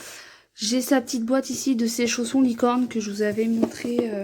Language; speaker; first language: French; native; French